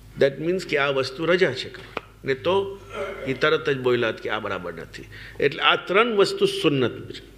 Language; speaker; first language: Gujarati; early bilingual, heritage; Gujarati